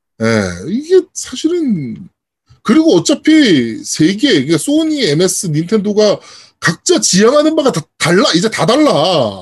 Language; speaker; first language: Korean; native; Korean